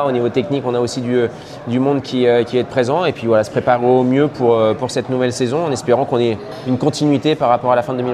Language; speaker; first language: French; native; French